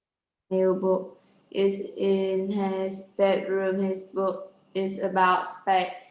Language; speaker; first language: English; non-native, learner; Vietnamese